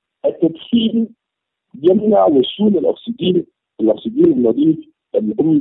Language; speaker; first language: Arabic; native; Arabic